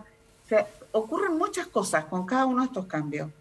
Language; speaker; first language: Spanish; native; Spanish